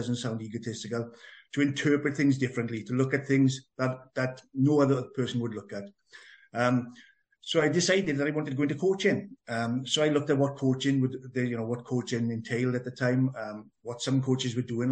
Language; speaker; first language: English; native; English